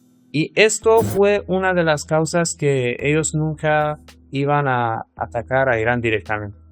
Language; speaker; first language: Spanish; non-native, fluent; Persian